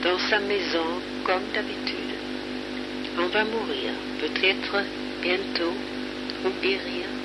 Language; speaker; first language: French; non-native, fluent; German